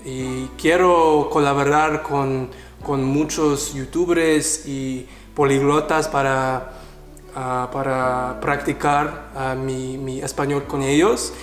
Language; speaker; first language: Spanish; non-native, learner; English